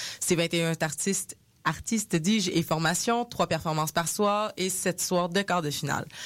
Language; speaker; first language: French; non-native, local second language; English